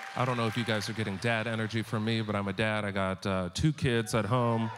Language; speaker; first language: English; native; English